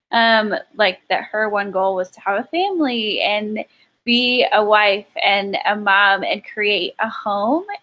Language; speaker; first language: English; native; English